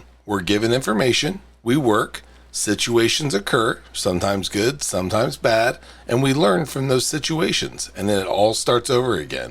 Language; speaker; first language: English; native; English